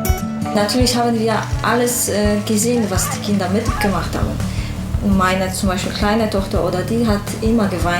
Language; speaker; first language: German; non-native, fluent; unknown